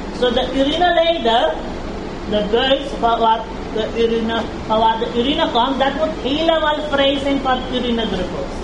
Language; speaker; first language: Dutch; early bilingual, heritage; Urdu